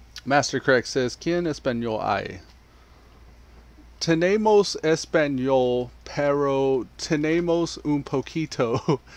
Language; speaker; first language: Spanish; non-native, learner; English